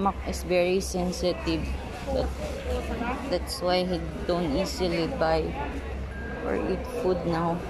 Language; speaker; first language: English; non-native, local second language; Filipino